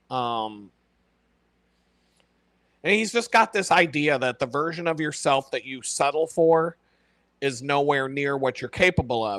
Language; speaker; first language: English; native; English